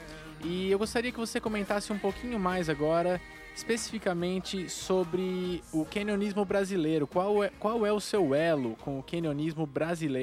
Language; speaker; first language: Portuguese; native; Portuguese